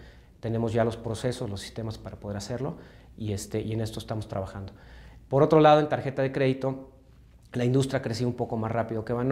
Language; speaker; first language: Spanish; native; Spanish